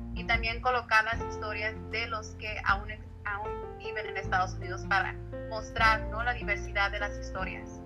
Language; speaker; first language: Spanish; early bilingual, heritage; Spanish